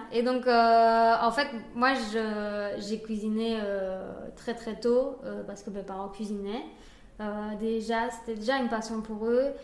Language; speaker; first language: French; early bilingual, other home language; Spanish